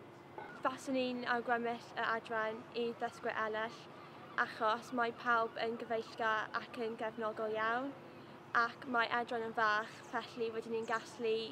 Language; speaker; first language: Welsh; non-native, local second language; English